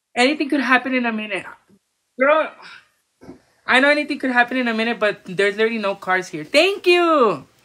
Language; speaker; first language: English; native; English